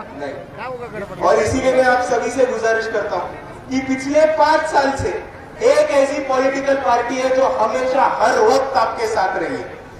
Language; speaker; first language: Hindi; non-native, local second language; Marathi